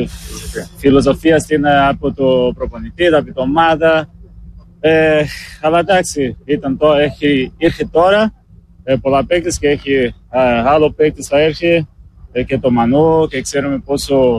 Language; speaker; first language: Greek; non-native, learner; Portuguese